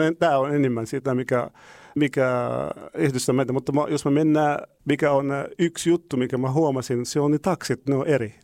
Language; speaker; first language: Finnish; non-native, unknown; Arabic